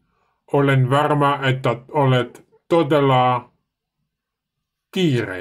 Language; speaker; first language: Finnish; non-native, learner; Dutch